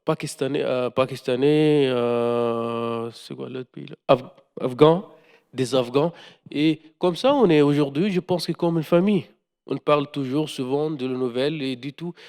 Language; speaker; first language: French; non-native, learner; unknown